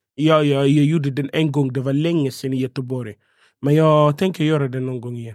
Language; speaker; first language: Swedish; non-native, fluent; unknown